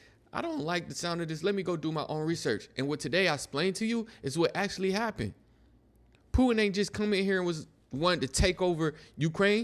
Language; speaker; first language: English; native; English